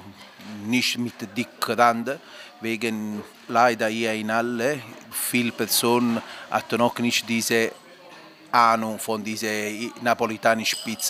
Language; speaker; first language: German; non-native, learner; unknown